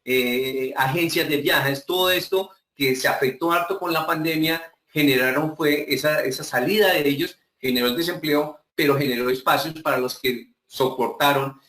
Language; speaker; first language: Spanish; native; Spanish